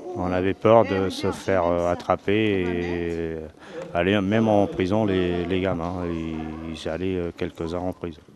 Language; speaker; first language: French; early bilingual, other home language; Portuguese